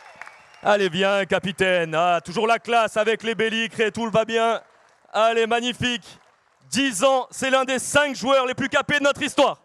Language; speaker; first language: French; native; French